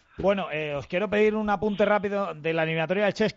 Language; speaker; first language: Spanish; native; Spanish